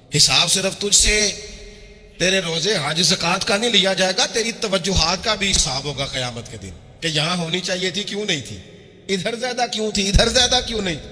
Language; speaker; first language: Urdu; non-native, local second language; Punjabi